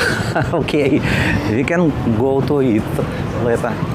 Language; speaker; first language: English; non-native, learner; Russian